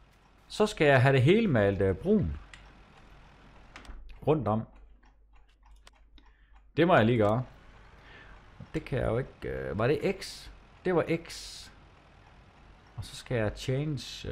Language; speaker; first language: Danish; native; Danish